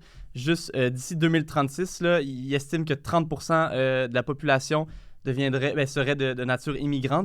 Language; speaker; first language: French; native; French